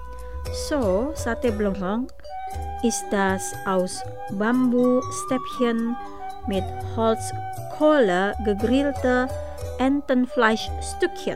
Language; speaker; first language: German; non-native, learner; Indonesian